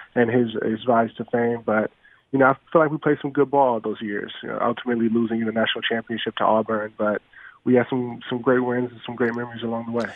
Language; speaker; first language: English; native; English